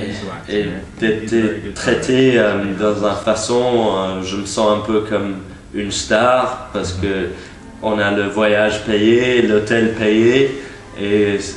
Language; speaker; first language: French; non-native, learner; English